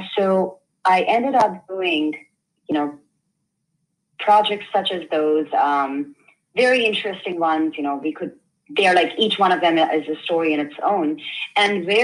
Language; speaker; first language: English; non-native, local second language; Hindi